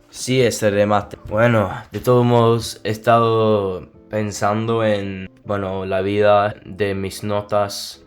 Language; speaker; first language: Spanish; non-native, learner; Azerbaijani